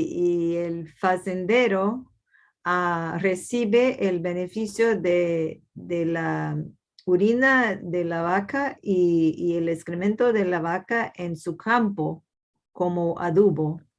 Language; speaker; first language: Spanish; non-native, fluent; Portuguese